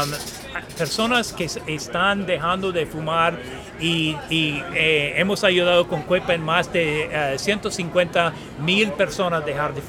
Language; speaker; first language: Spanish; non-native, fluent; English